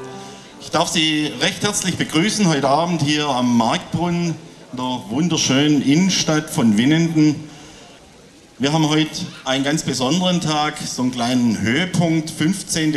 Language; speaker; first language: German; native; German